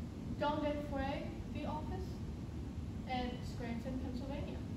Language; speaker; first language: Spanish; non-native, learner; English